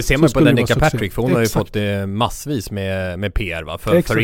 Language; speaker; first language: Swedish; native; Swedish